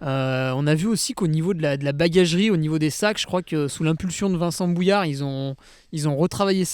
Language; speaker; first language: French; native; French